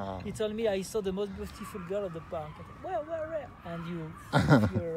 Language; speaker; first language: English; non-native, learner; French